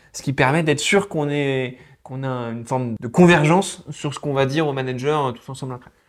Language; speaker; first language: French; native; French